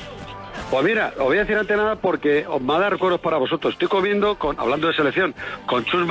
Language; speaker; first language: Spanish; native; Spanish